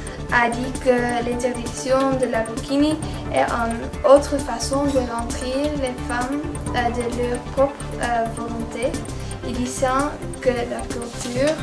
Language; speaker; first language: French; non-native, learner; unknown